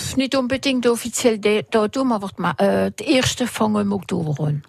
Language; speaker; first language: German; non-native, local second language; French